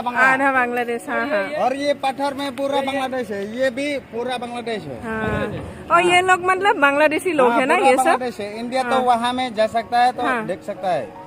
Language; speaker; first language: Hindi; non-native, local second language; Assamese